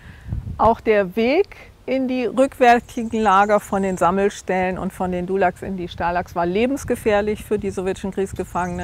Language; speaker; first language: German; native; German